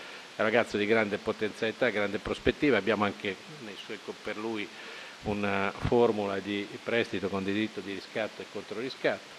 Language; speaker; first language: Italian; native; Italian